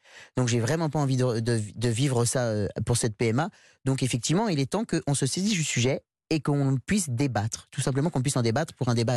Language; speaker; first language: French; native; French